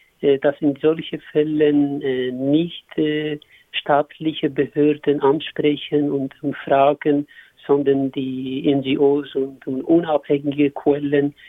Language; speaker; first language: German; non-native, learner; Kurdish